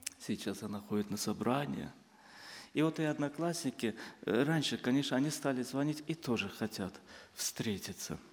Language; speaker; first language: Russian; non-native, local second language; Azerbaijani